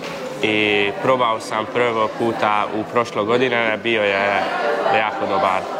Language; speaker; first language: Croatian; non-native, local second language; Hungarian